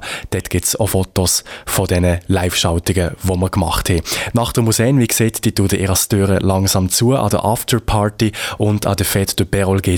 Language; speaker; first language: German; native; German